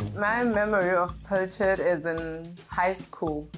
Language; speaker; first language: English; non-native, local second language; Northern Sotho